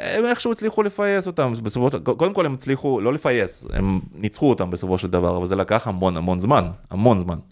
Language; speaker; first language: Hebrew; early bilingual, other home language; Russian